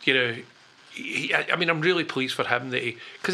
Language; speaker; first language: English; native; English